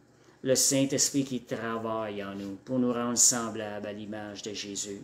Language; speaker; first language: French; native; French